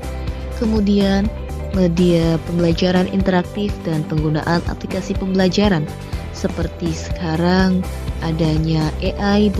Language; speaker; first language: Indonesian; native; Indonesian